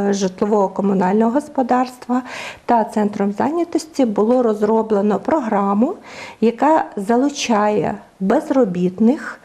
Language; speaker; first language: Ukrainian; native; Ukrainian